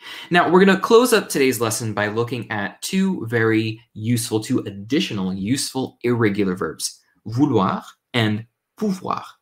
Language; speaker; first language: English; native; English